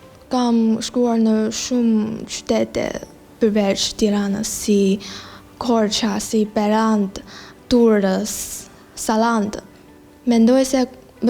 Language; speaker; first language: Albanian; non-native, learner; Chinese